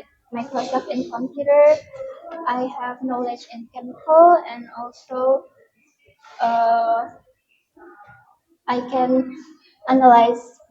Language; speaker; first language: English; non-native, learner; Indonesian